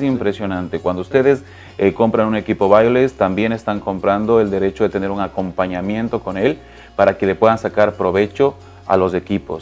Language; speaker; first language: Spanish; native; Spanish